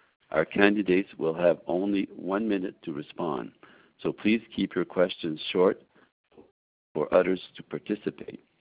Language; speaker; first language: English; native; English